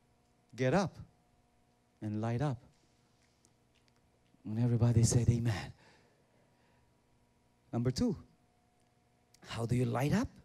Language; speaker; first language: English; non-native, local second language; Filipino